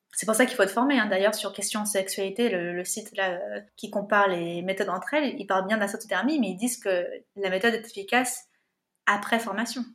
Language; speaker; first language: French; native; French